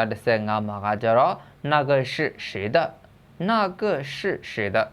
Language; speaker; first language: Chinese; non-native, fluent; Burmese